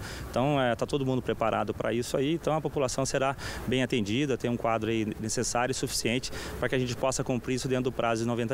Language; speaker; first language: Portuguese; native; Portuguese